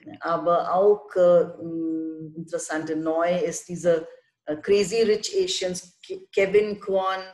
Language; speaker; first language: German; non-native, fluent; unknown